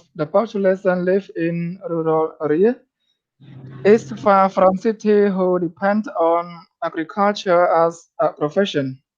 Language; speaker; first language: English; non-native, learner; Khmer